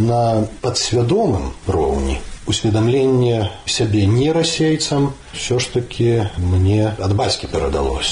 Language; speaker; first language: Belarusian; native; Belarusian